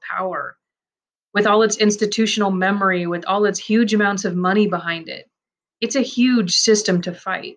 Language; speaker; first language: English; early bilingual, other home language; Persian